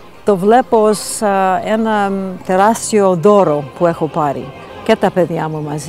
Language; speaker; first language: Greek; non-native, fluent; English